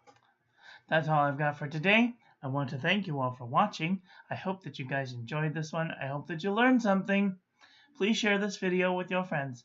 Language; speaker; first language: English; native; English